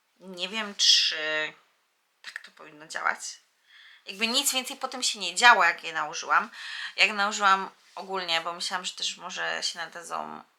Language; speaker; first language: Polish; native; Polish